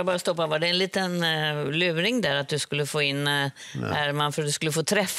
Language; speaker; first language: Swedish; native; Swedish